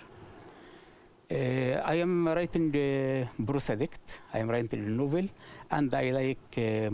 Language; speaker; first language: English; non-native, learner; Arabic